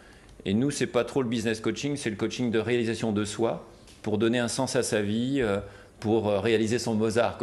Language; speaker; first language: French; native; French